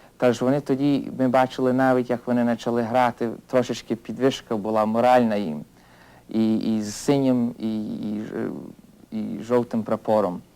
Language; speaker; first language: Ukrainian; early bilingual, heritage; Ukrainian